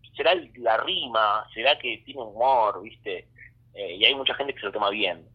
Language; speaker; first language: Spanish; native; Spanish